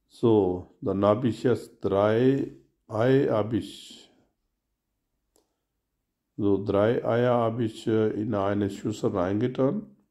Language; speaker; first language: German; non-native, learner; Urdu